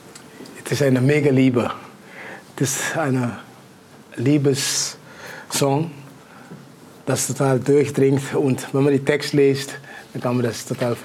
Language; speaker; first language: German; non-native, fluent; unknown